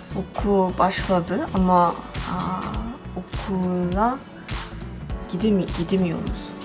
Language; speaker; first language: Turkish; non-native, learner; Korean